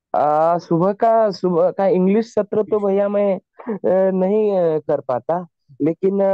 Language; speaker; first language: Hindi; non-native, local second language; Marathi